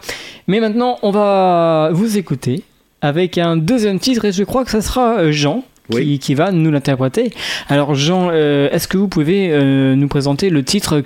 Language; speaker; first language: French; native; French